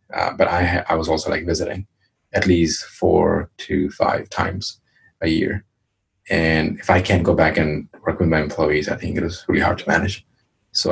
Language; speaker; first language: English; non-native, local second language; Hindi